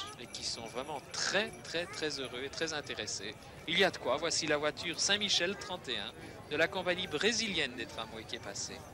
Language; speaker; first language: French; native; French